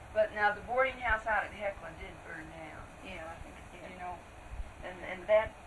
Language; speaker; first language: English; native; English